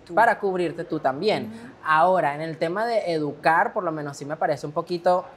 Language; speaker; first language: Spanish; native; Spanish